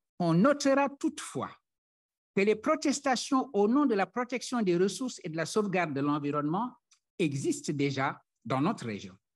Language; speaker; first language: French; non-native, local second language; Wolof